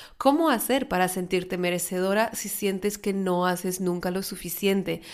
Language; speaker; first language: Spanish; native; Spanish